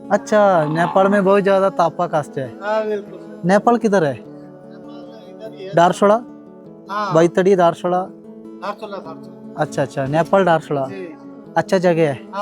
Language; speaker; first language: Hindi; non-native, local second language; Malayalam